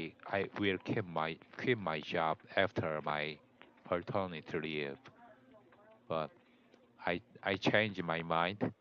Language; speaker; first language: English; non-native, learner; Korean